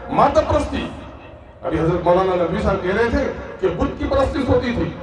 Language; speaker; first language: Urdu; non-native, local second language; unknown